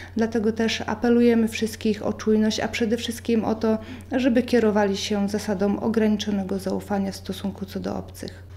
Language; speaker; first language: Polish; native; Polish